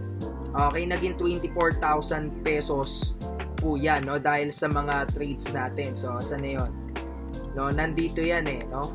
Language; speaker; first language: Filipino; native; Filipino